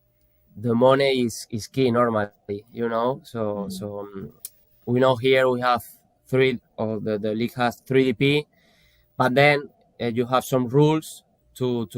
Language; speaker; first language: English; non-native, fluent; Spanish